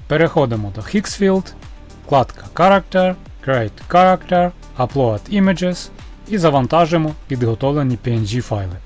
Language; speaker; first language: Ukrainian; native; Ukrainian